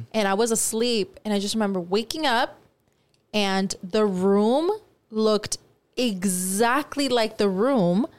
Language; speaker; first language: English; early bilingual, other home language; Spanish